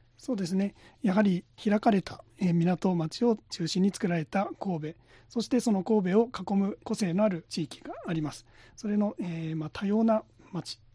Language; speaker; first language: Japanese; native; Japanese